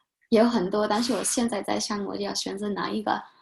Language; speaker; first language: Chinese; non-native, fluent; English